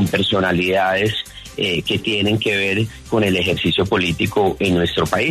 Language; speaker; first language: Spanish; native; Spanish